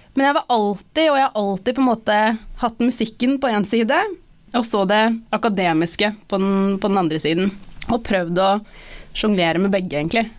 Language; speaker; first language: Norwegian; native; Norwegian